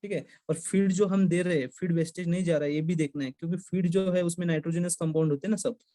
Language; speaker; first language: Hindi; non-native, local second language; Marathi